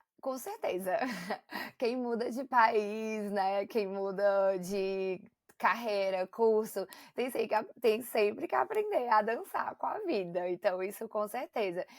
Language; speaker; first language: Portuguese; native; Portuguese